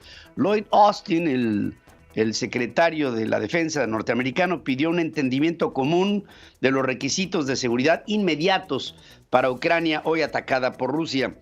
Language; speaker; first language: Spanish; native; Spanish